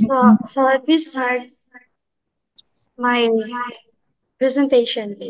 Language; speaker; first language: English; non-native, learner; Indonesian